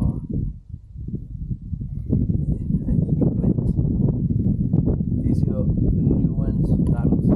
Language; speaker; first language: English; non-native, learner; Spanish